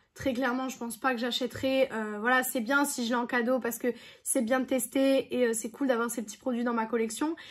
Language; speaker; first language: French; native; French